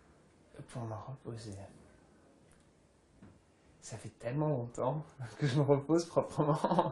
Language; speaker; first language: French; early bilingual, other home language; English